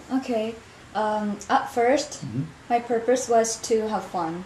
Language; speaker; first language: English; non-native, learner; Japanese